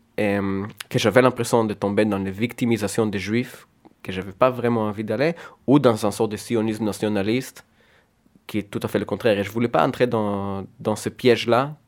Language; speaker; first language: French; non-native, fluent; Hebrew